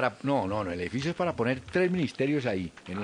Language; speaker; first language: Spanish; native; Spanish